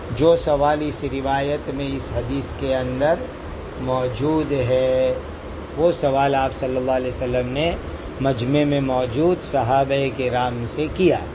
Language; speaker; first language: Urdu; non-native, local second language; Gujarati